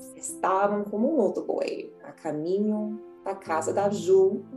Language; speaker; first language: Portuguese; non-native, fluent; English